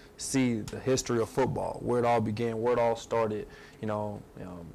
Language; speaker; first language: English; native; English